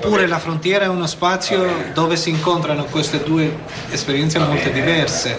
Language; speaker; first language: Italian; non-native, fluent; Albanian